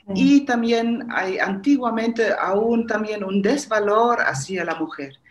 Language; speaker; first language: Spanish; non-native, fluent; German